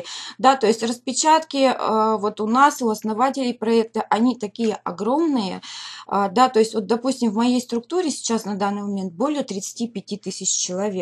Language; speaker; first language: Russian; native; Russian